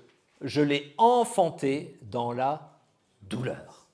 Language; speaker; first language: French; native; French